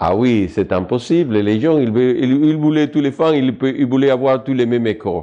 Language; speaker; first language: French; non-native, fluent; Spanish